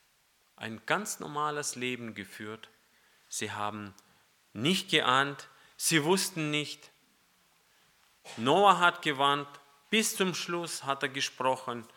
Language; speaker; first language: German; non-native, fluent; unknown